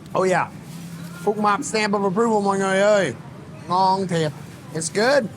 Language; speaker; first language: Vietnamese; non-native, fluent; English